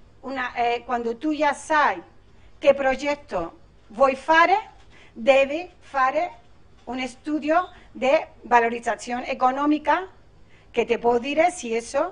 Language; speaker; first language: Italian; non-native, learner; Spanish